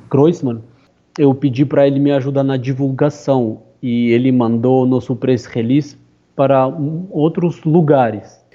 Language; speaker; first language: Portuguese; non-native, fluent; Armenian